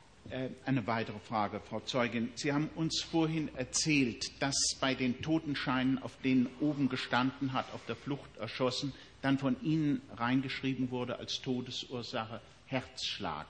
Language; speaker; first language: German; native; German